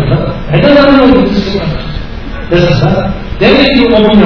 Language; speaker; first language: Russian; non-native, learner; Tibetan